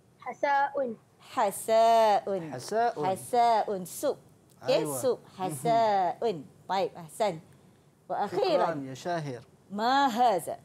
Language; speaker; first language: Arabic; non-native, fluent; Malay